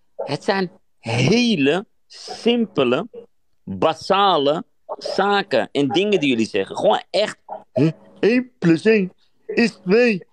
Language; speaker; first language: Dutch; early bilingual, other home language; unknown